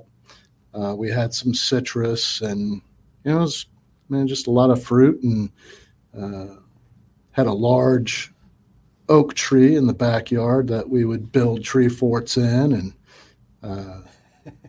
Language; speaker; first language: English; native; English